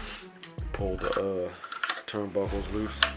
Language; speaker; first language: English; native; English